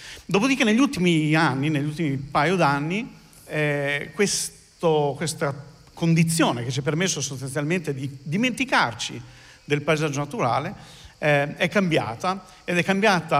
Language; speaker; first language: Italian; native; Italian